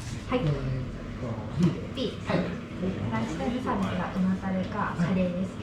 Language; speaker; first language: Japanese; native; Japanese